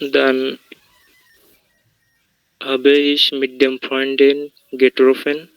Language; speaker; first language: German; non-native, learner; Bangla